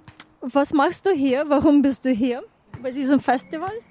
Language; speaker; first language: German; non-native, fluent; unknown